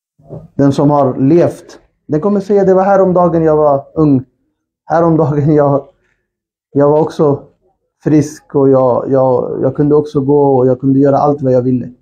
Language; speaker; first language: Swedish; non-native, fluent; Urdu